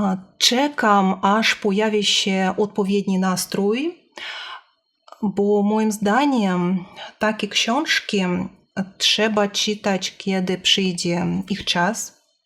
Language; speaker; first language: Polish; non-native, fluent; Russian